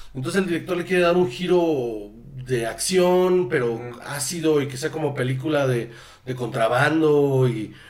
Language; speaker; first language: Spanish; native; Spanish